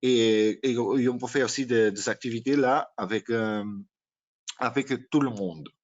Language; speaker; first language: French; non-native, learner; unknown